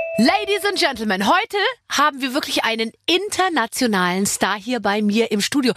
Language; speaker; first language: German; native; German